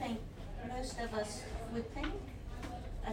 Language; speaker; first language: English; non-native, fluent; German